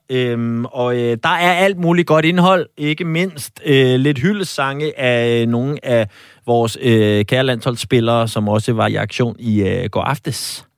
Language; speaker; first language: Danish; native; Danish